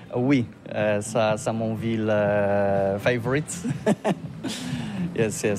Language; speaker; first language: French; non-native, learner; Polish